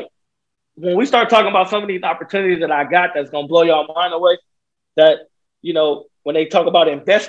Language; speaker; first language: English; native; English